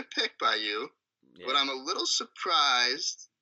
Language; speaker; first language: English; native; English